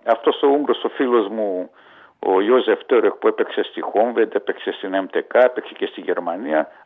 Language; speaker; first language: Greek; early bilingual, heritage; Greek